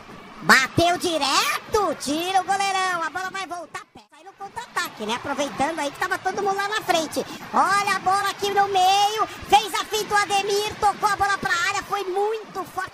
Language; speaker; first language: Portuguese; native; Portuguese